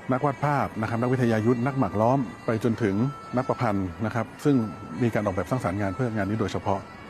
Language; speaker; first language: Thai; native; Thai